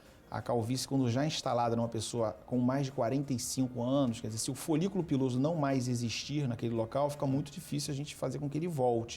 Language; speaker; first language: Portuguese; native; Portuguese